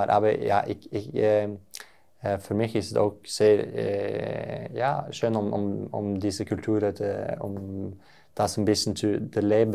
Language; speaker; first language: German; non-native, learner; Norwegian